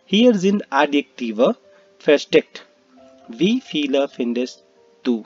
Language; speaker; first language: German; non-native, fluent; Hindi